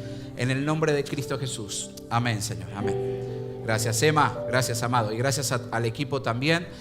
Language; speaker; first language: Spanish; native; Spanish